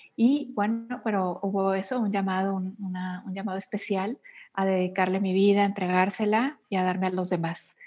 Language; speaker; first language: Spanish; native; Spanish